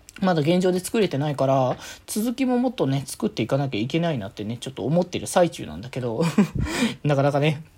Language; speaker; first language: Japanese; native; Japanese